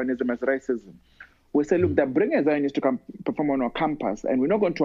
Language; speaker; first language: English; non-native, local second language; Northern Sotho